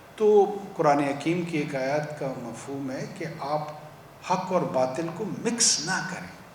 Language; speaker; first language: Urdu; non-native, local second language; Pashto